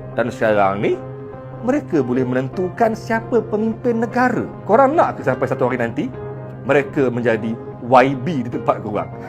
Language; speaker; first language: Malay; native; Malay